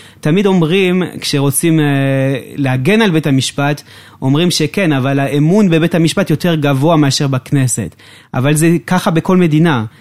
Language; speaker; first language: Hebrew; non-native, fluent; French